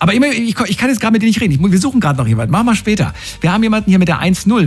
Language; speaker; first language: German; native; German